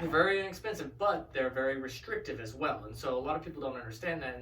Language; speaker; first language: English; native; English